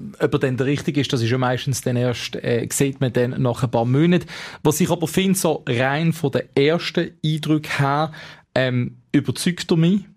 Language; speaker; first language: German; native; German